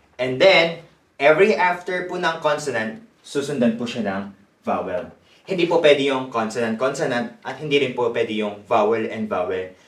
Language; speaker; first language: Filipino; non-native, fluent; Korean